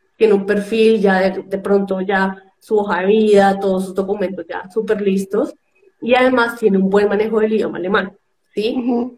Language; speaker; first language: Spanish; native; Spanish